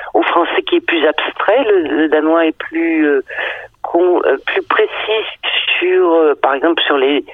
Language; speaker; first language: French; early bilingual, other home language; Danish